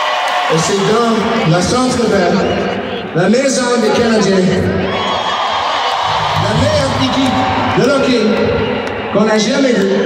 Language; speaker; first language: French; non-native, learner; English